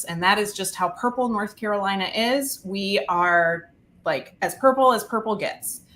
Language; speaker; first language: English; native; English